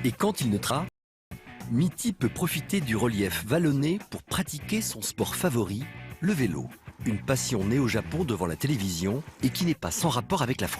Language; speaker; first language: French; native; French